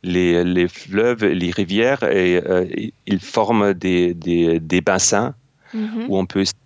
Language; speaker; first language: French; non-native, fluent; German